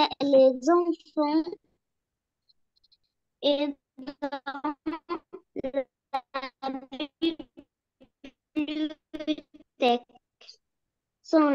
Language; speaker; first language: French; non-native, learner; Arabic